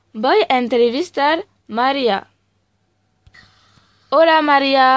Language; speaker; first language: Spanish; non-native, learner; French